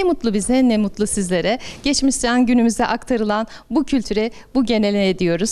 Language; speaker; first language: Turkish; native; Turkish